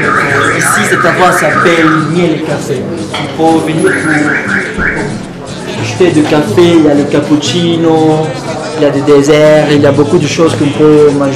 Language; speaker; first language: French; non-native, fluent; Spanish